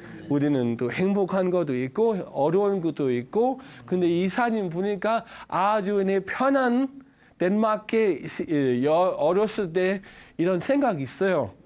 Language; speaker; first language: Korean; non-native, learner; Danish